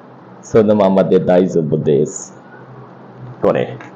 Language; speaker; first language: Japanese; non-native, learner; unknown